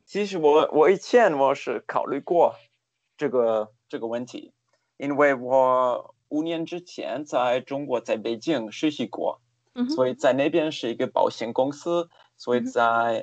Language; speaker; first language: Chinese; non-native, fluent; German